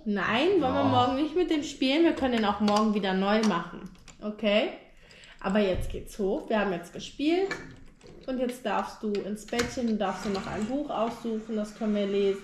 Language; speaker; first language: German; native; German